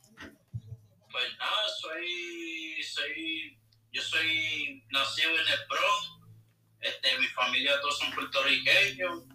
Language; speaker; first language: Spanish; early bilingual, heritage; Spanish